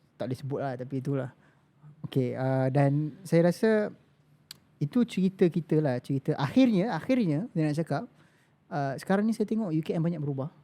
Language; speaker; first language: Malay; native; Malay